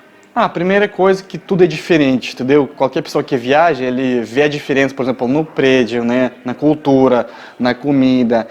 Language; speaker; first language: Portuguese; non-native, fluent; Russian